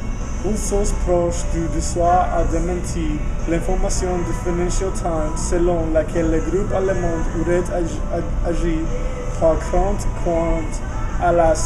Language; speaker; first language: French; non-native, learner; English